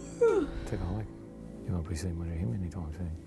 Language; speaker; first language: English; native; English